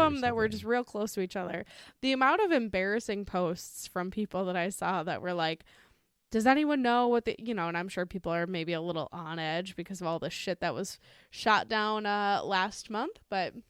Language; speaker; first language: English; native; English